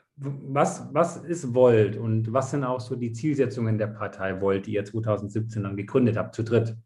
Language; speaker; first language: German; non-native, fluent; French